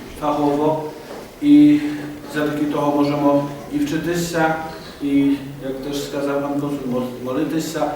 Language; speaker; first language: Polish; non-native, learner; Ukrainian